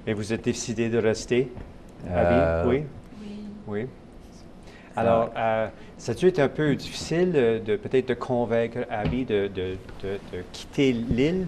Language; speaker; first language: French; native; French